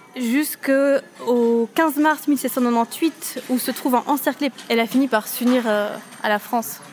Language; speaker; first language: French; native; French